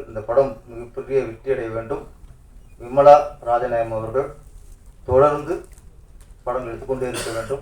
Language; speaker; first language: Tamil; native; Tamil